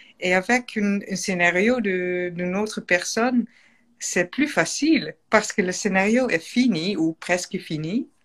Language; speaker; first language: French; non-native, learner; Dutch